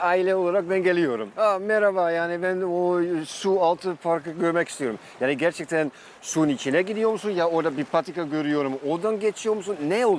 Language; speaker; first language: Turkish; non-native, fluent; Dutch